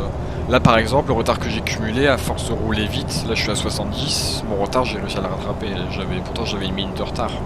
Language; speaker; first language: French; native; French